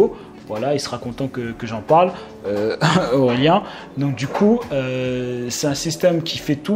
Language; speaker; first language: French; native; French